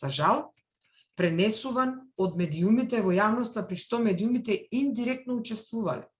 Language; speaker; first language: Macedonian; non-native, local second language; Albanian